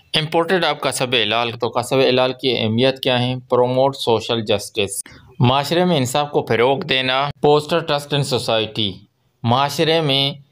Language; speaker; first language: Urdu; non-native, local second language; Baluchi